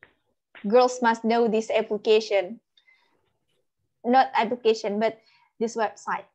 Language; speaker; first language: English; non-native, learner; Indonesian